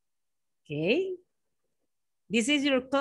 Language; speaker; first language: English; non-native, learner; Spanish